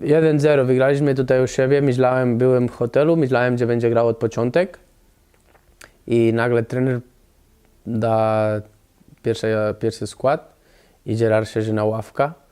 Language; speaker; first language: Polish; non-native, learner; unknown